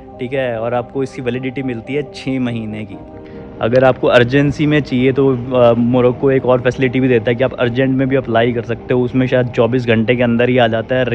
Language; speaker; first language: Hindi; native; Hindi